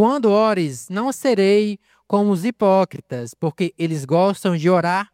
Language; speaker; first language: Portuguese; native; Portuguese